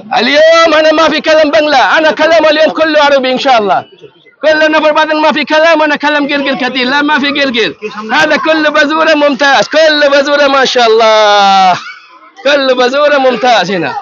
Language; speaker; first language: Arabic; non-native, learner; Bangla